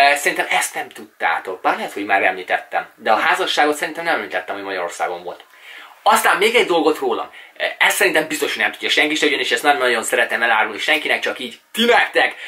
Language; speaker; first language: Hungarian; native; Hungarian